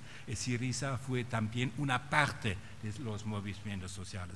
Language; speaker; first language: Spanish; non-native, fluent; German